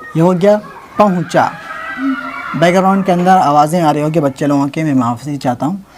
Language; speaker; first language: Hindi; native; Hindi